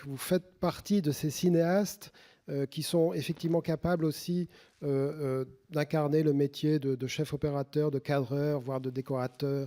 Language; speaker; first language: French; native; French